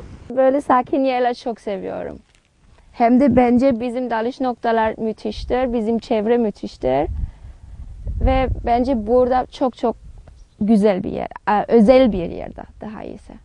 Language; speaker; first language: Turkish; non-native, learner; German